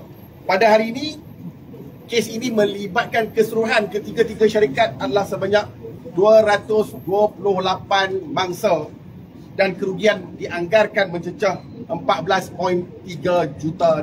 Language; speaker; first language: Malay; native; Malay